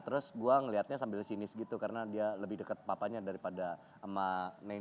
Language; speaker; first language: Indonesian; native; Indonesian